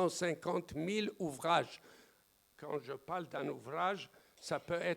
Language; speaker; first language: French; non-native, fluent; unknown